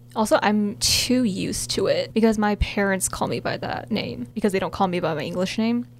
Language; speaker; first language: English; early bilingual, other home language; Korean